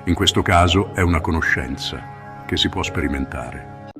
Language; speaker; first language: Italian; native; Italian